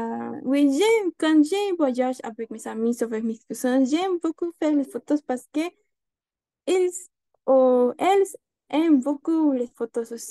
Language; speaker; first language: French; non-native, learner; Spanish